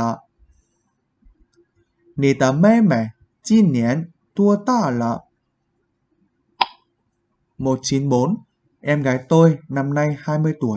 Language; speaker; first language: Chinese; non-native, fluent; Vietnamese